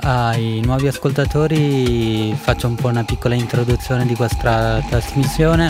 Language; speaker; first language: Italian; early bilingual, other home language; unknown